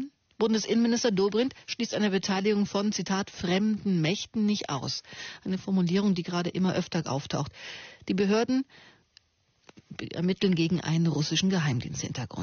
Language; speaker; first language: German; native; German